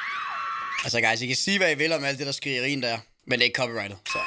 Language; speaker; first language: Danish; native; Danish